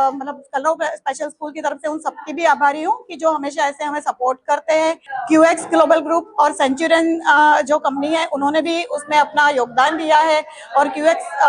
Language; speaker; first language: Hindi; non-native, local second language; Gujarati